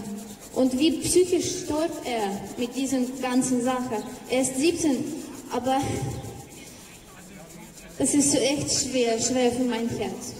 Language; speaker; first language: German; non-native, learner; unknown